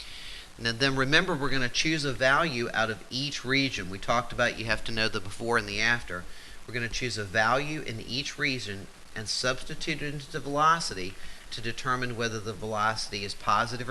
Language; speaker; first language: English; native; English